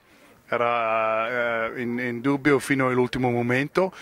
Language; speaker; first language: Italian; non-native, fluent; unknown